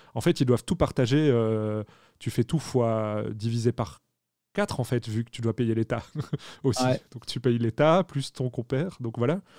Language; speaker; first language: French; native; French